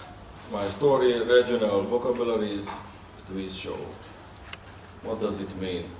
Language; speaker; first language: English; non-native, learner; Hungarian